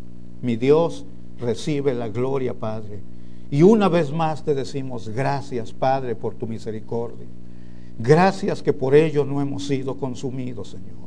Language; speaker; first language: Spanish; native; Spanish